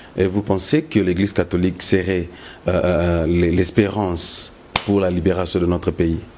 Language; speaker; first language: French; non-native, local second language; Lingala